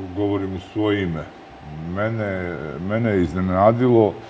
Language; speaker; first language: Serbian; native; Serbian